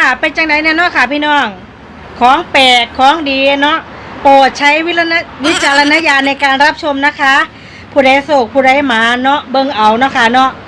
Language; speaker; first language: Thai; non-native, local second language; Northeastern Thai